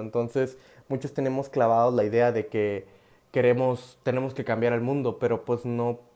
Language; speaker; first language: Spanish; native; Spanish